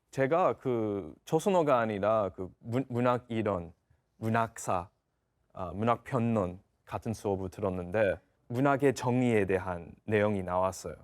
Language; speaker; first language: Korean; non-native, fluent; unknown